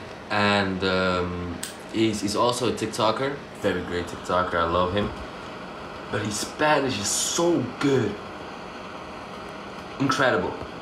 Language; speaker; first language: English; non-native, fluent; Slovak